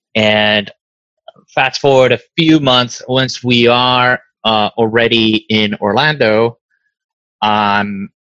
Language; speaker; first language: English; non-native, fluent; Spanish